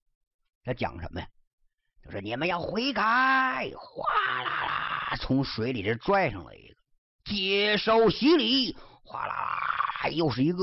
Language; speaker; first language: Chinese; native; Chinese